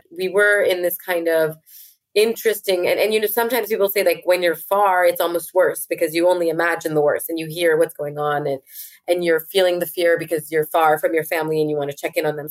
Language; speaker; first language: English; native; English